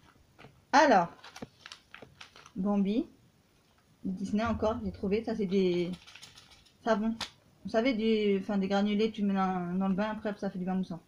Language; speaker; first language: French; native; French